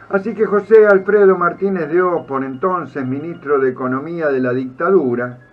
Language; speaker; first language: Spanish; native; Spanish